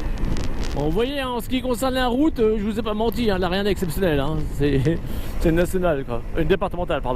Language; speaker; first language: French; native; French